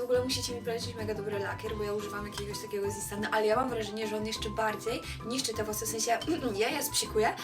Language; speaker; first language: Polish; native; Polish